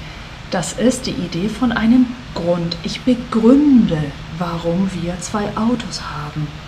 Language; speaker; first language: German; non-native, fluent; Portuguese